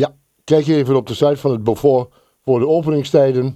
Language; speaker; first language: Dutch; native; Dutch